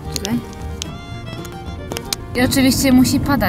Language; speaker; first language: Polish; native; Polish